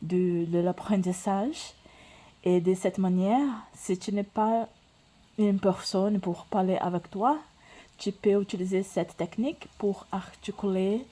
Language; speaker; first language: French; non-native, learner; Portuguese